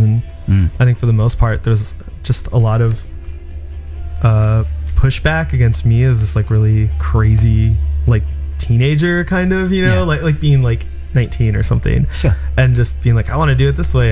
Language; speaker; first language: English; early bilingual, other home language; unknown